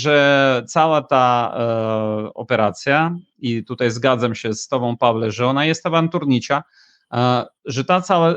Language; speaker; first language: Polish; non-native, fluent; Ukrainian